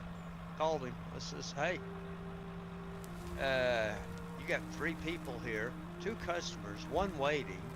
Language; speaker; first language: English; native; English